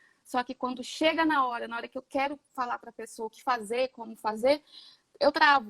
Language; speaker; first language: Portuguese; native; Portuguese